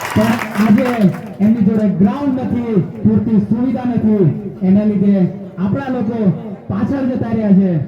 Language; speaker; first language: Gujarati; non-native, local second language; Rathawi